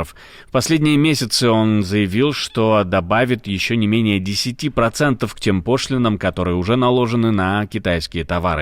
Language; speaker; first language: Russian; native; Russian